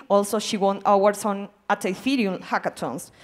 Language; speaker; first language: Spanish; native; Spanish